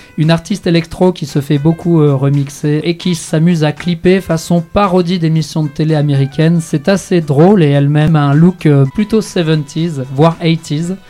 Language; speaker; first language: French; native; French